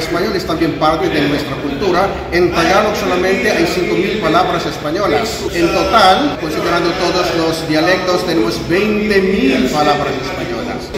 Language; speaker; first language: Spanish; native; Spanish